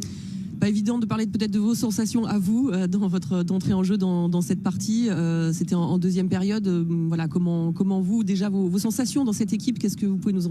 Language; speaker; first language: French; native; French